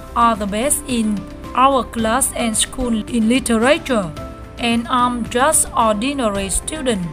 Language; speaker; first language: English; non-native, learner; Vietnamese